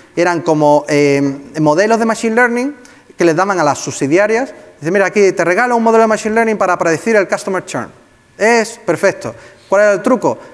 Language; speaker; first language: Spanish; native; Spanish